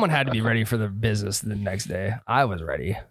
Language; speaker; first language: English; native; English